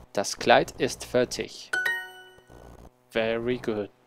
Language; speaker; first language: German; non-native, learner; Spanish